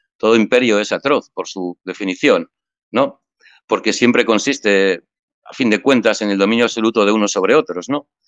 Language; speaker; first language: Spanish; native; Spanish